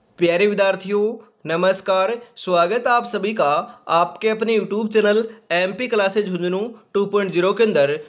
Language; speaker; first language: Hindi; native; Hindi